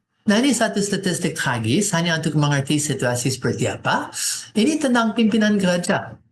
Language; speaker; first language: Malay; non-native, fluent; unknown